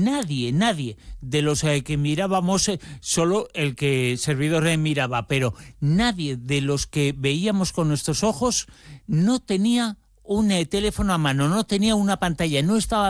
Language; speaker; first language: Spanish; native; Spanish